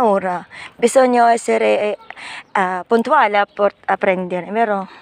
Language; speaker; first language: Italian; non-native, learner; Filipino